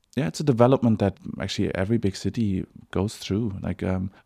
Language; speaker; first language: English; non-native, fluent; German